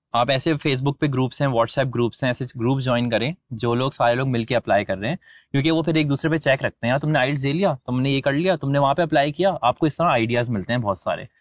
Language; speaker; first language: Urdu; native; Urdu